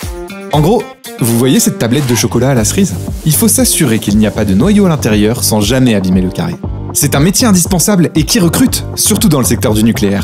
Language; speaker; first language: French; native; French